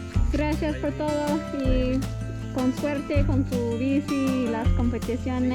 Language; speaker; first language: Spanish; non-native, learner; English